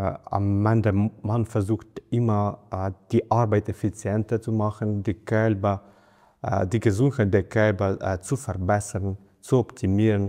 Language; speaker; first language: German; non-native, fluent; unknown